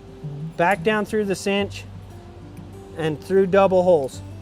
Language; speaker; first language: English; native; English